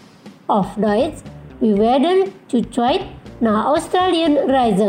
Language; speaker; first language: German; non-native, fluent; Indonesian